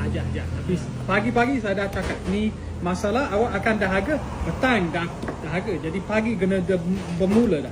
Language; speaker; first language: Malay; native; Malay